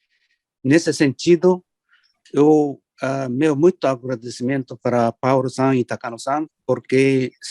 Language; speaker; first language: Portuguese; non-native, learner; Japanese